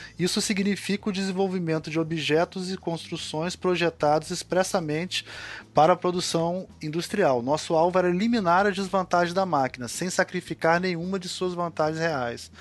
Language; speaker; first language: Portuguese; native; Portuguese